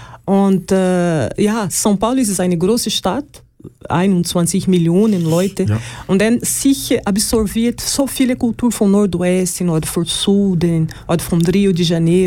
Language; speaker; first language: German; non-native, learner; Portuguese